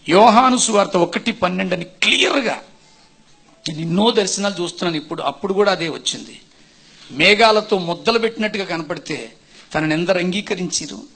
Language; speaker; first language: Telugu; non-native, local second language; Tamil